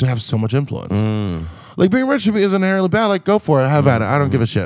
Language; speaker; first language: English; native; English